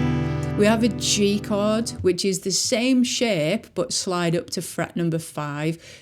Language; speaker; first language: English; native; English